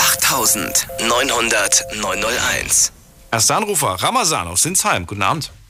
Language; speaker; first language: German; native; German